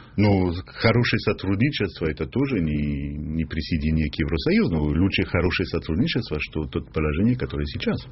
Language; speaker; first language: Russian; non-native, fluent; French